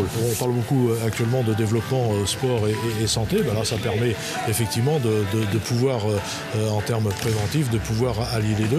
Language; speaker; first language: French; native; French